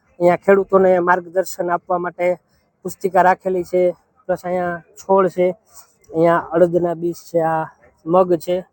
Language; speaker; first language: Gujarati; native; Gujarati